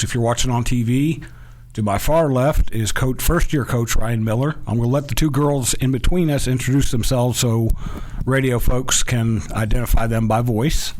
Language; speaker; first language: English; native; English